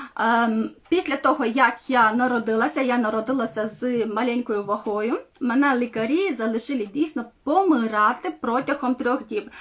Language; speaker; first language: Ukrainian; non-native, local second language; Romanian